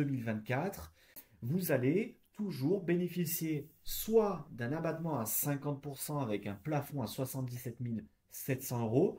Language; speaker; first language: French; native; French